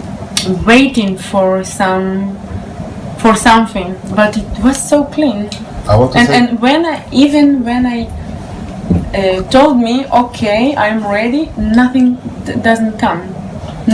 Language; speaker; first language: English; non-native, learner; Hebrew